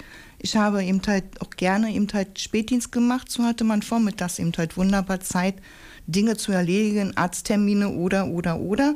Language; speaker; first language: German; native; German